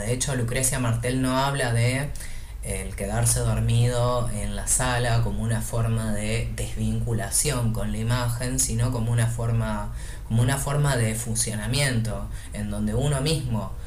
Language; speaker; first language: Spanish; native; Spanish